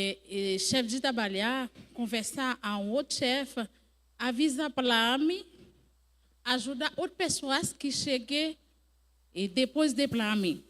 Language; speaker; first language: Portuguese; non-native, learner; French